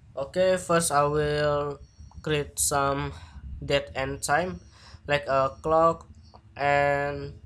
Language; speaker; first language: English; non-native, learner; Indonesian